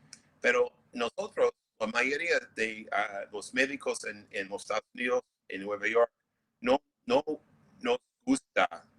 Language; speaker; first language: Spanish; non-native, fluent; English